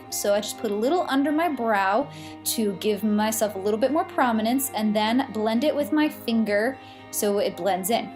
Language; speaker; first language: English; native; English